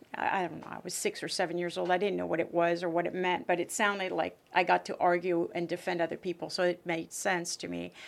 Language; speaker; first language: English; early bilingual, other home language; French